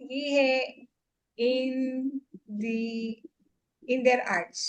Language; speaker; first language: German; non-native, learner; Filipino